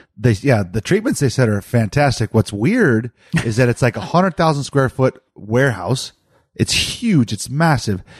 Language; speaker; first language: English; native; English